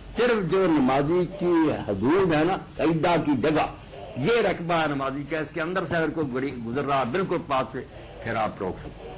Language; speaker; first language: Urdu; non-native, local second language; Punjabi